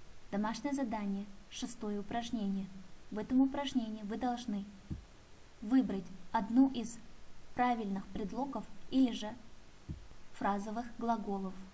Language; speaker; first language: Russian; non-native, local second language; Kazakh